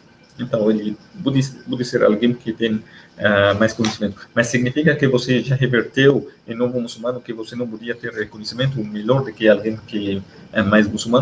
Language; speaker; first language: Portuguese; non-native, fluent; Arabic